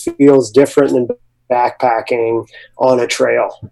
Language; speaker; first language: English; native; English